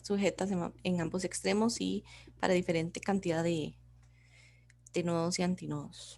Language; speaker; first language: Spanish; native; Spanish